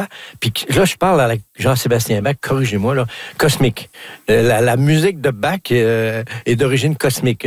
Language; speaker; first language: French; native; French